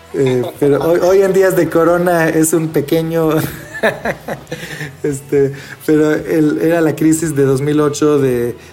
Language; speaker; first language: Spanish; early bilingual, other home language; Hebrew